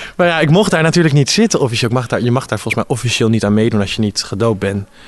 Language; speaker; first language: Dutch; native; Dutch